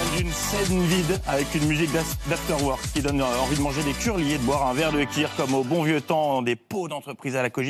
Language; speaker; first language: French; native; French